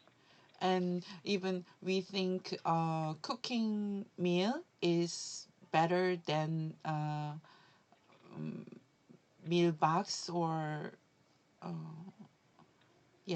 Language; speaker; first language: English; non-native, learner; Korean